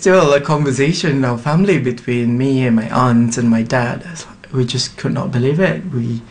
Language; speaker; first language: English; non-native, local second language; Malay